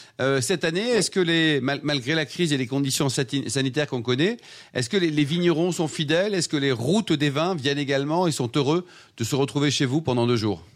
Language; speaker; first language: French; native; French